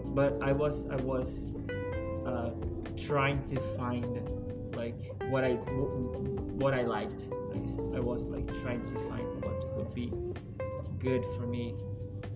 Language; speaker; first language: English; non-native, fluent; Portuguese